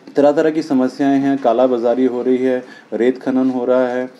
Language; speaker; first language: Hindi; native; Hindi